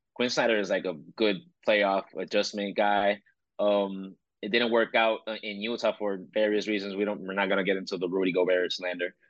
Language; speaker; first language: English; non-native, local second language; Spanish